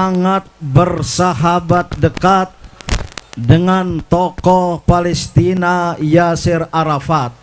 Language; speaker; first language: Indonesian; native; Indonesian